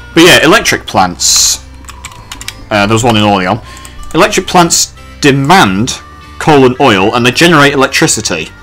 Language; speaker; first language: English; native; English